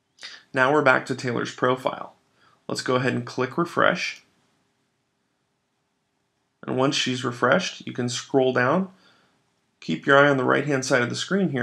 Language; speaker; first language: English; native; English